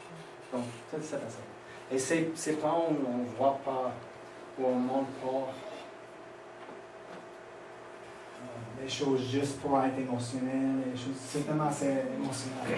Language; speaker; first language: French; non-native, fluent; English